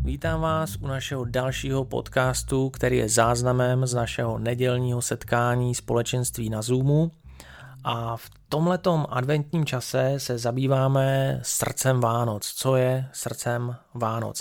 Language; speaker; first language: Czech; native; Czech